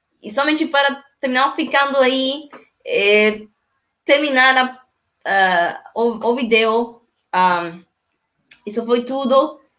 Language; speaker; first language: Portuguese; non-native, learner; Spanish